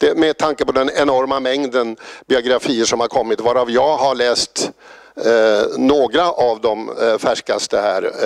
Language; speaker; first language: Swedish; native; Swedish